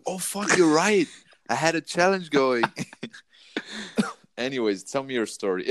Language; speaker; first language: English; non-native, fluent; German